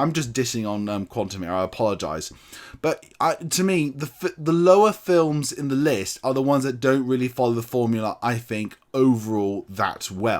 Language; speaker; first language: English; native; English